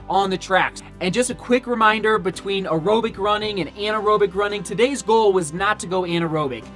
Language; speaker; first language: English; native; English